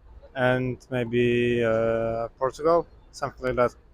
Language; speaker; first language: English; non-native, fluent; Polish